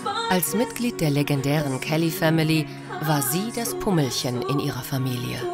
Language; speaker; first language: German; native; German